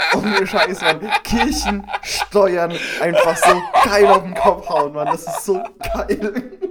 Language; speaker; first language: German; native; German